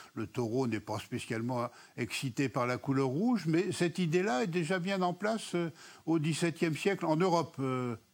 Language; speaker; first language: French; native; French